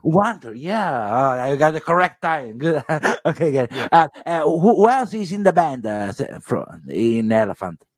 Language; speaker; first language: English; non-native, fluent; Italian